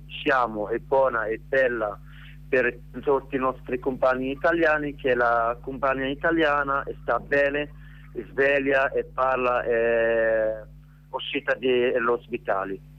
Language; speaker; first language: Italian; non-native, learner; Arabic